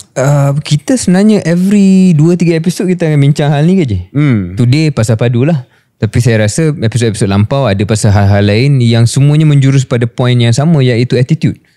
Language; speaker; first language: Malay; native; Malay